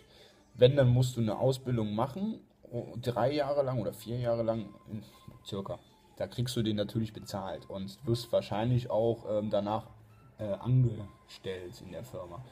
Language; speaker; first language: German; native; German